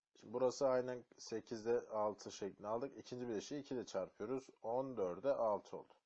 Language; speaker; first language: Turkish; native; Turkish